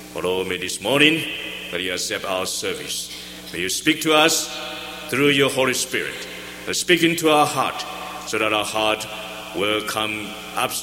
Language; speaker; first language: English; non-native, learner; Chinese